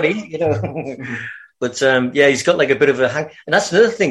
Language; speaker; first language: English; native; English